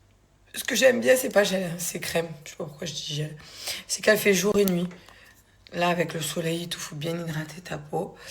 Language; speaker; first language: French; native; French